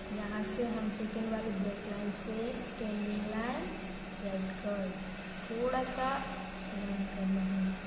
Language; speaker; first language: Hindi; non-native, local second language; Gujarati